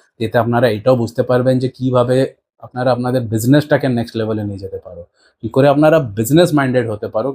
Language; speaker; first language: Bangla; early bilingual, heritage; Bangla